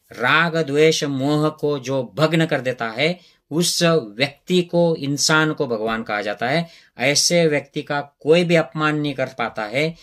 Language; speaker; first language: Hindi; non-native, local second language; Marathi